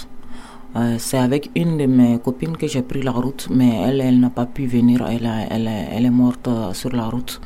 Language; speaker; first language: French; non-native, local second language; Bambara